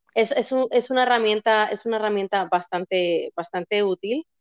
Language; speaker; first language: Spanish; native; Spanish